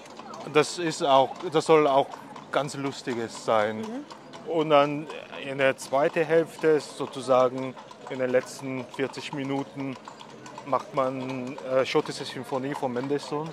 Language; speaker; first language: German; non-native, fluent; Korean